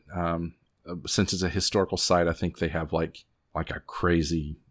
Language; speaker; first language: English; native; English